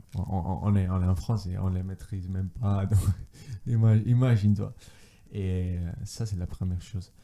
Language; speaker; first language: French; non-native, fluent; Spanish